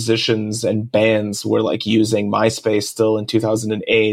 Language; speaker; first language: English; early bilingual, other home language; Japanese